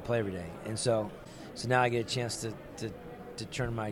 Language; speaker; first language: English; native; English